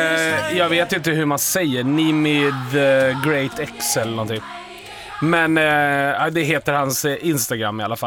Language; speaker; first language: Swedish; native; Swedish